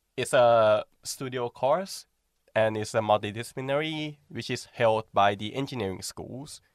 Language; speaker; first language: English; non-native, fluent; Thai